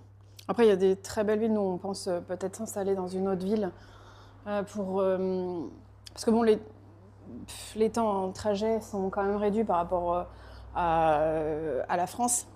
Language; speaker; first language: French; native; French